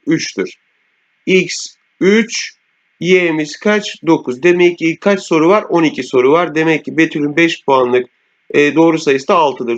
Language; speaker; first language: Turkish; native; Turkish